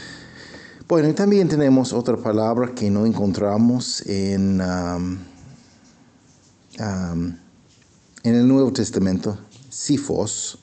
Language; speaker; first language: Spanish; non-native, fluent; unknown